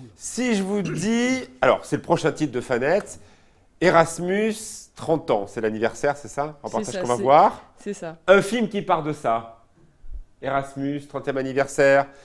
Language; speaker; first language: French; native; French